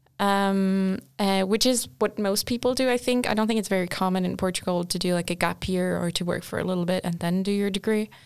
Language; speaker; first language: English; non-native, fluent; Portuguese